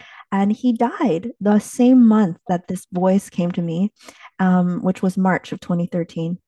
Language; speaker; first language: English; early bilingual, other home language; Chinese